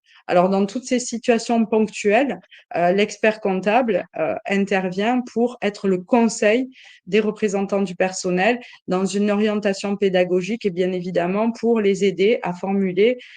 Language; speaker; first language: French; native; French